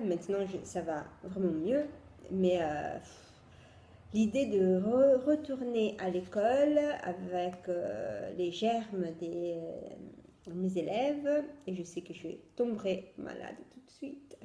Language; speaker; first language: French; non-native, fluent; Italian